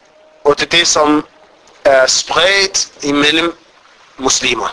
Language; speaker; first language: Danish; non-native, fluent; Arabic